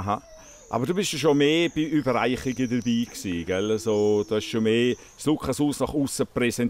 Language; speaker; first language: German; native; German